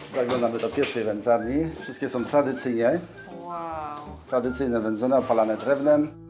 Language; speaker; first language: Polish; native; Polish